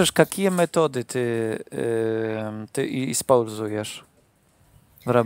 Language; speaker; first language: Russian; non-native, learner; Polish